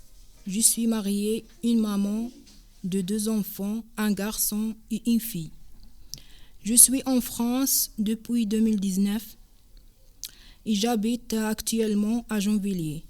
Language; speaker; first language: French; non-native, learner; Arabic